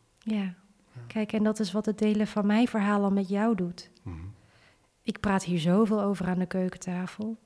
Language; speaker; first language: Dutch; early bilingual, other home language; Vietnamese